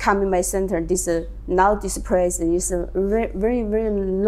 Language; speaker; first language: English; non-native, learner; Chinese